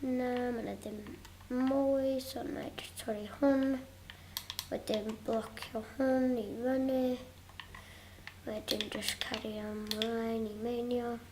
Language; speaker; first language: Welsh; non-native, local second language; English